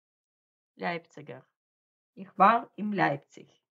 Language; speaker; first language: German; non-native, fluent; Russian